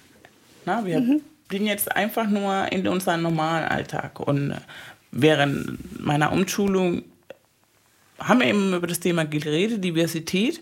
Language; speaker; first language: German; non-native, fluent; Spanish